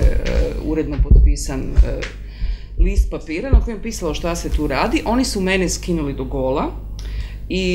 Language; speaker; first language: Croatian; native; Croatian